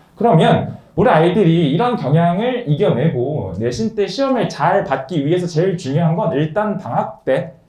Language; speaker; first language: Korean; native; Korean